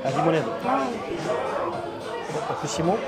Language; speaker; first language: French; native; French